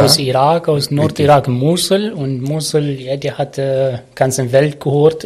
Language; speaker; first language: German; non-native, learner; Arabic